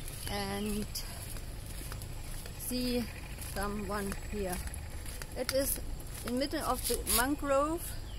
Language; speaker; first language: English; non-native, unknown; German